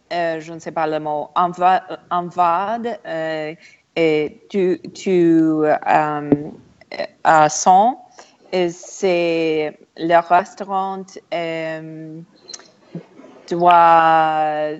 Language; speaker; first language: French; non-native, learner; English